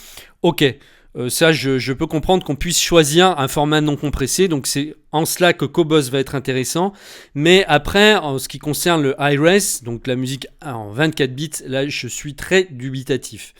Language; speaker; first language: French; native; French